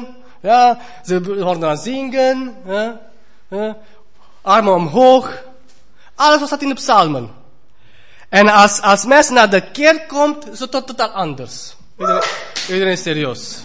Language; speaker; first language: Dutch; non-native, fluent; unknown